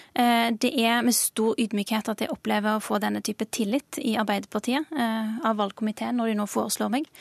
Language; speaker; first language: Norwegian; early bilingual, other home language; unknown